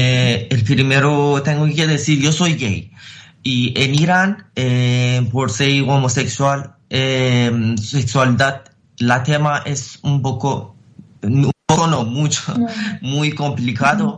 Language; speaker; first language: Spanish; non-native, fluent; Persian